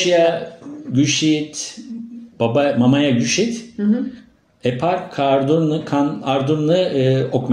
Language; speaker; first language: Albanian; non-native, learner; Turkish